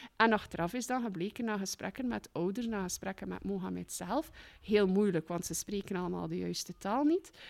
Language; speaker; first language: Dutch; native; Dutch